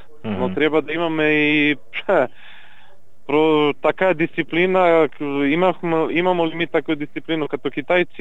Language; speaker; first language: Bulgarian; non-native, learner; Serbian